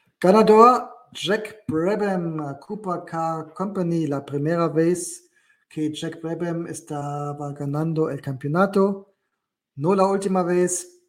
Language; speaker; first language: Spanish; non-native, learner; German